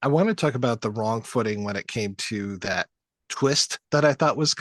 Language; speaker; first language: English; native; English